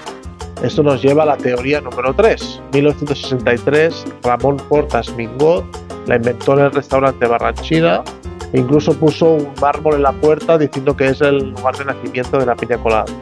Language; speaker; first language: Spanish; native; Spanish